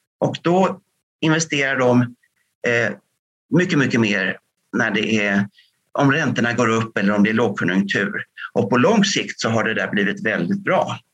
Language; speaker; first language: Swedish; native; Swedish